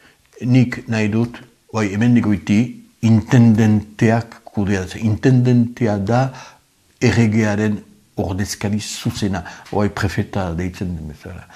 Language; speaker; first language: Basque; native; Basque